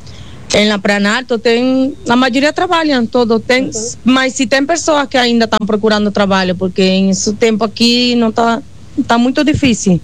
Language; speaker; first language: Portuguese; non-native, learner; Spanish